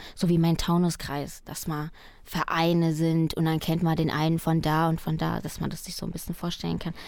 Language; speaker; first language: German; early bilingual, other home language; Spanish